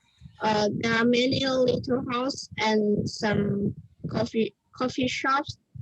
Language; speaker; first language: English; non-native, learner; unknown